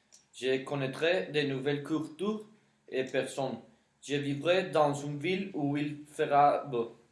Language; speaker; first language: French; non-native, learner; Spanish